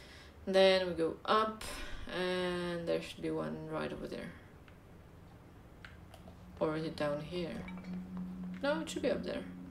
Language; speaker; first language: English; non-native, fluent; French